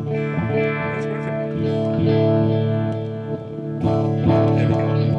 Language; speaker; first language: English; native; English